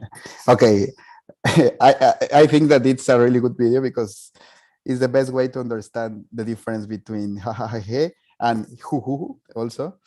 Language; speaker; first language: English; non-native, fluent; Spanish